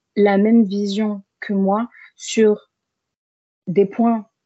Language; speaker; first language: French; early bilingual, other home language; Arabic